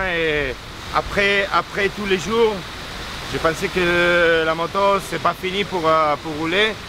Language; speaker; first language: French; non-native, learner; Spanish